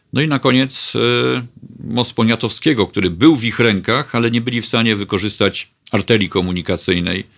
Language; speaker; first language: Polish; native; Polish